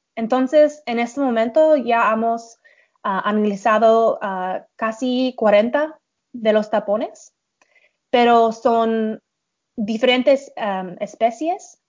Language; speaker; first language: Spanish; non-native, learner; English